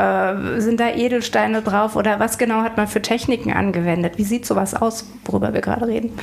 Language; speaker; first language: German; native; German